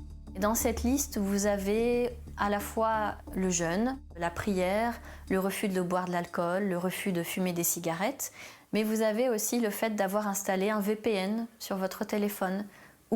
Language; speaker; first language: French; native; French